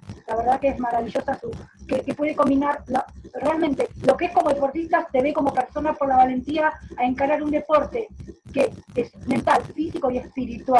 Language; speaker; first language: Spanish; native; Spanish